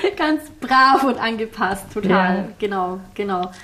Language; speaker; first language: German; early bilingual, heritage; German